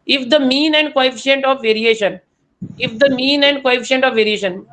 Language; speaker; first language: Hindi; non-native, local second language; Marathi